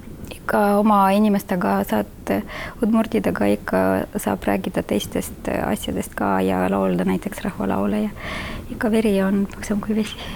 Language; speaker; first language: Estonian; non-native, fluent; Udmurt